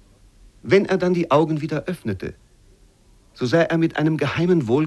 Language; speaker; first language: German; native; German